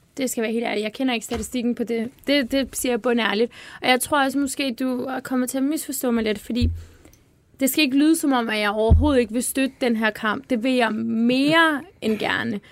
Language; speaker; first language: Danish; early bilingual, other home language; Turkish